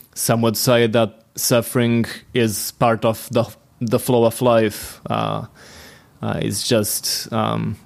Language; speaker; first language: English; non-native, fluent; Portuguese